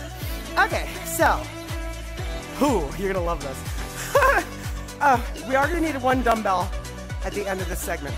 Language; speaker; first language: English; native; English